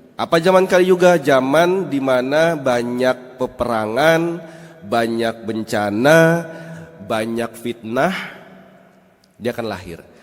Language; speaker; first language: Indonesian; native; Indonesian